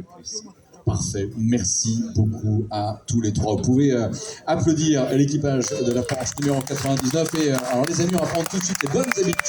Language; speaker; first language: French; native; French